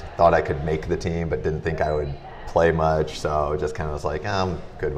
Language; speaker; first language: English; native; English